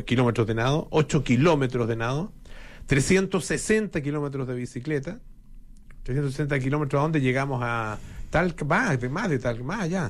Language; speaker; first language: Spanish; native; Spanish